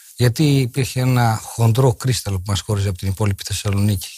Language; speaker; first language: Greek; native; Greek